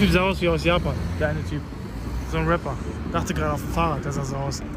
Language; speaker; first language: German; native; German